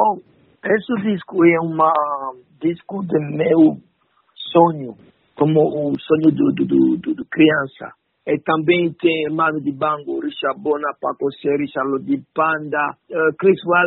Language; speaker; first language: Portuguese; non-native, learner; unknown